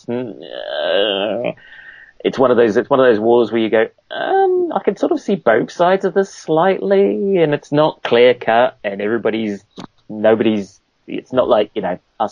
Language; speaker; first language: English; native; English